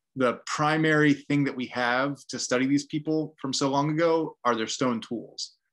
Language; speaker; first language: English; native; English